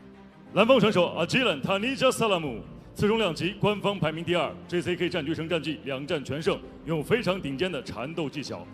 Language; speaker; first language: Chinese; native; Chinese